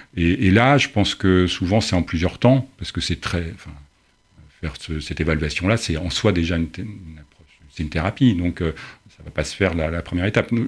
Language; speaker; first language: French; native; French